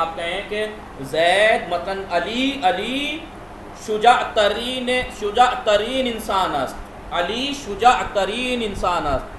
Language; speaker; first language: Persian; non-native, fluent; Urdu